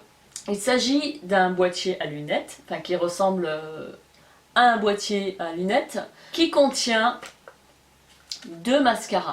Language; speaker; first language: French; native; French